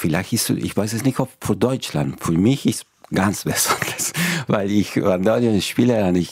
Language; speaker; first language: German; non-native, fluent; Spanish